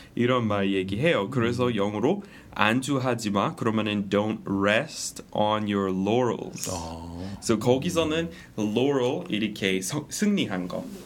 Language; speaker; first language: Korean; non-native, fluent; English